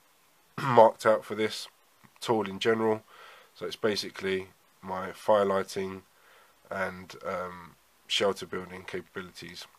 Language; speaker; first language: English; native; English